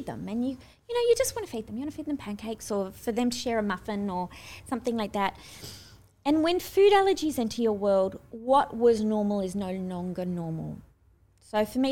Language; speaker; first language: English; native; English